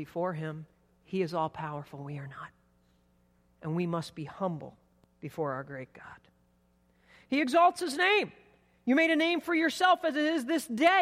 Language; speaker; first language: English; native; English